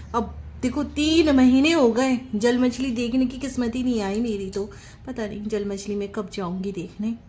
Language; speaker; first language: Hindi; non-native, local second language; Bangla